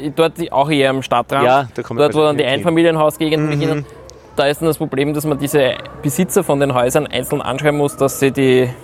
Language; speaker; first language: German; native; German